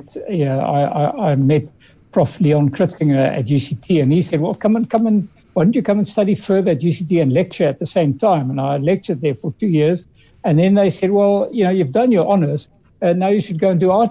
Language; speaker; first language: English; early bilingual, other home language; Dutch